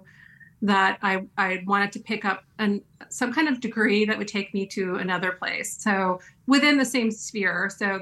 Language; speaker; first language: English; native; English